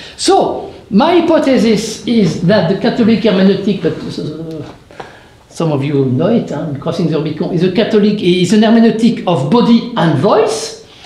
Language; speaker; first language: English; non-native, fluent; French